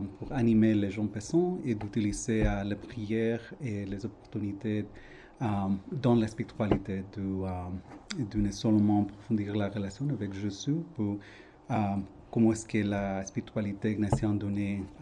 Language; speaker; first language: French; non-native, learner; Spanish